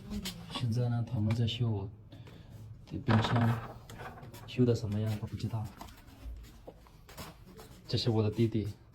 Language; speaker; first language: Chinese; non-native, fluent; Punjabi